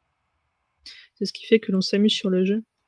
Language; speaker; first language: French; native; French